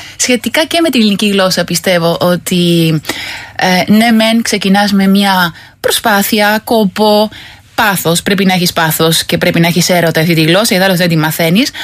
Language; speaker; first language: Greek; non-native, fluent; Spanish